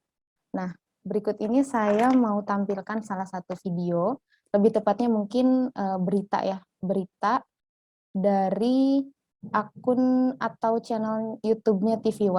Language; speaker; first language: Indonesian; native; Indonesian